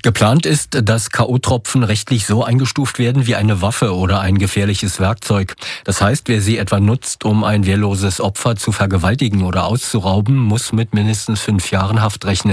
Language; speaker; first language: German; native; German